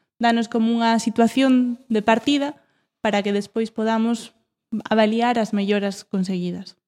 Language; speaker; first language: Galician; non-native, local second language; Spanish